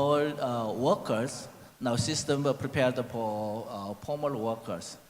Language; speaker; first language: English; non-native, learner; Korean